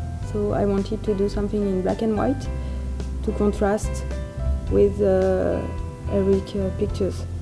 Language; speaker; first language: English; non-native, learner; French